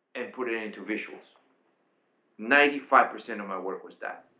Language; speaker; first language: English; non-native, fluent; Spanish